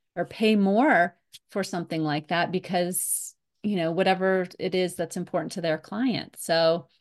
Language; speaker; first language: English; native; English